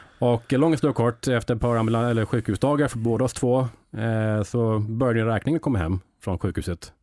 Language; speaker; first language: Swedish; early bilingual, heritage; English